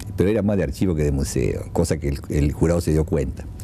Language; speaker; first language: Spanish; native; Spanish